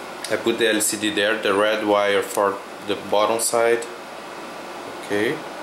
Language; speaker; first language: English; non-native, fluent; Portuguese